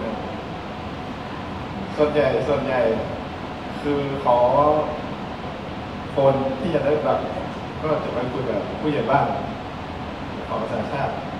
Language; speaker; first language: Thai; non-native, fluent; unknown